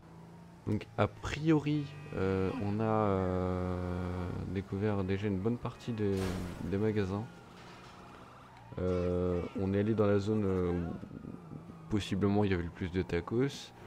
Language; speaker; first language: French; native; French